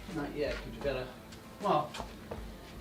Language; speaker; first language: English; native; English